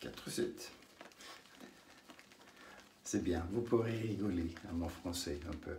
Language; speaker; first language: French; non-native, learner; English